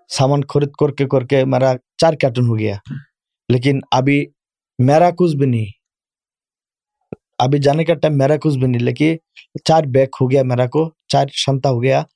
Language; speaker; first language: Urdu; non-native, learner; Bangla